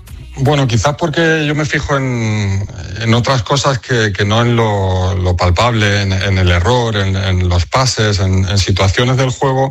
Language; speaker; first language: Spanish; native; Spanish